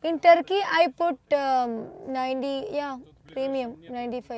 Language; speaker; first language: English; non-native, learner; Malayalam